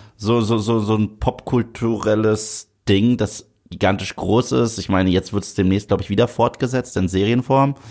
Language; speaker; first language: German; native; German